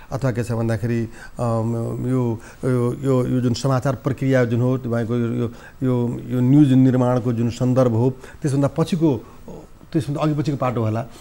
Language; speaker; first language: Nepali; non-native, local second language; Maithili